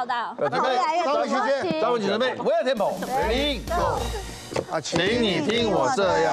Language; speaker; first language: Chinese; native; Chinese